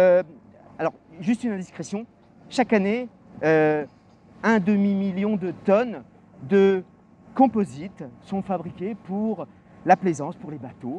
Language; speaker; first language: French; native; French